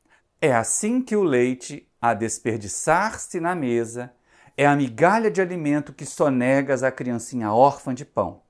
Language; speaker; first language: Portuguese; native; Portuguese